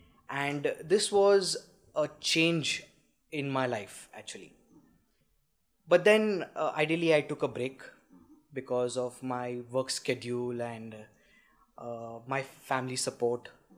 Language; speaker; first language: English; non-native, local second language; Marathi